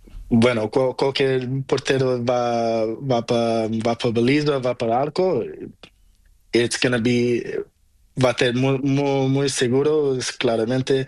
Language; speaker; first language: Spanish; non-native, learner; Portuguese